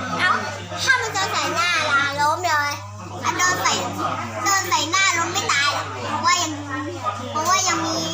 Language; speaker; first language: Thai; native; Thai